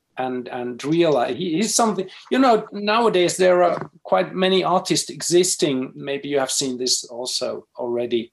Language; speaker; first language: English; non-native, fluent; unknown